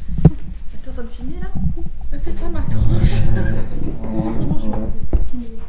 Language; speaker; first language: French; native; French